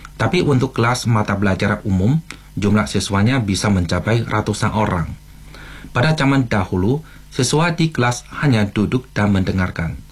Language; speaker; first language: Malay; non-native, fluent; Chinese